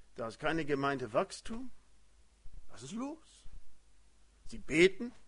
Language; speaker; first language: German; early bilingual, heritage; German